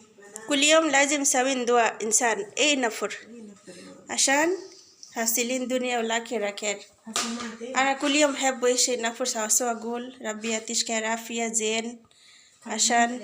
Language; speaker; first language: Arabic; non-native, learner; Bangla